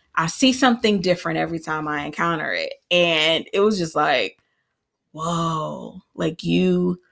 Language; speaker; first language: English; native; English